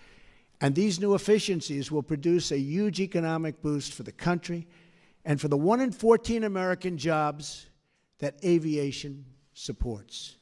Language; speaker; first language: English; native; English